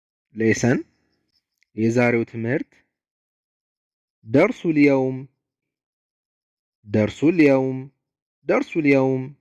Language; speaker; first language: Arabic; non-native, fluent; Amharic